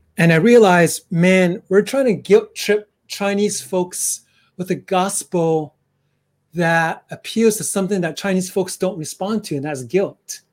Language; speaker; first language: English; early bilingual, other home language; Chinese